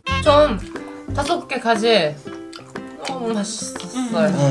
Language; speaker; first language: Korean; non-native, learner; Japanese